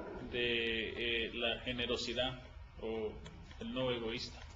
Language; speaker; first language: Spanish; early bilingual, heritage; Spanish